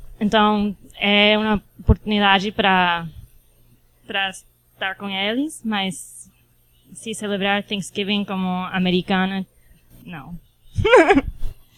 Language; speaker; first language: Portuguese; non-native, fluent; Spanish